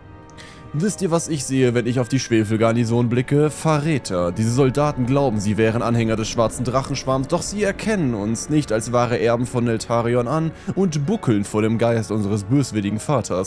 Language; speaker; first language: German; native; German